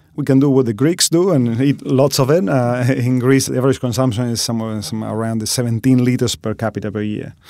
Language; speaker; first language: English; non-native, fluent; Spanish